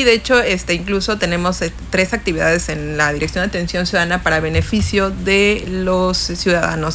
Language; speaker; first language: Spanish; native; Spanish